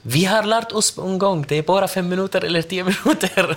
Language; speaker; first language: Swedish; non-native, learner; Arabic